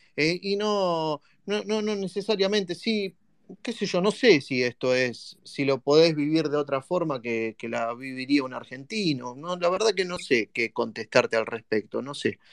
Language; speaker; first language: Spanish; native; Spanish